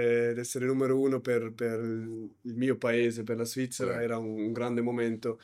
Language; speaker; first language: Italian; non-native, learner; German